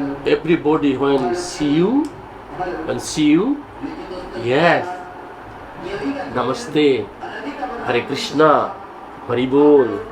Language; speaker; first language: English; non-native, learner; Bangla